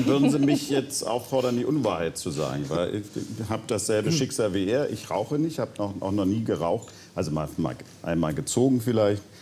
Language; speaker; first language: German; native; German